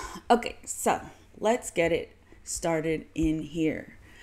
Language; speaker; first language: English; native; English